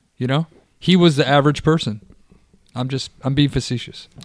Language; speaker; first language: English; native; English